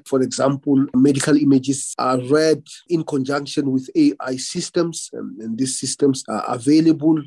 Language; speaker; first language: English; non-native, local second language; Venda